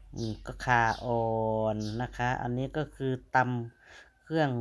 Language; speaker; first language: Thai; non-native, local second language; Lao